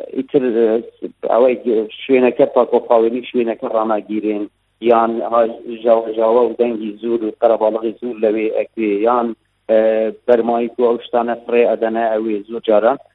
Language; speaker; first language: Central Kurdish; non-native, local second language; Kurdish